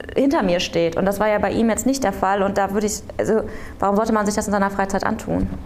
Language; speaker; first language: German; early bilingual, other home language; Korean